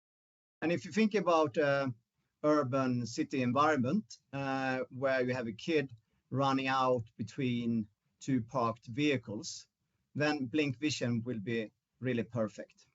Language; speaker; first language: English; non-native, fluent; Swedish